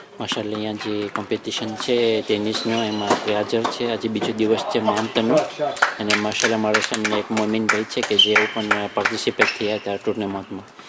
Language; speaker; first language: Gujarati; early bilingual, heritage; Gujarati